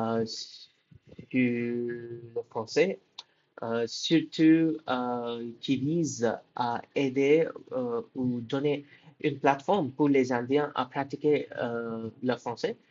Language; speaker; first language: French; non-native, fluent; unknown